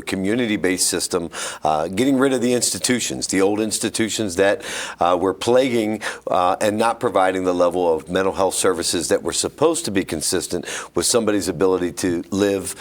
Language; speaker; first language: English; native; English